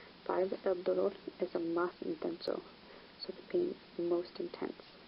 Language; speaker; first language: Spanish; non-native, learner; English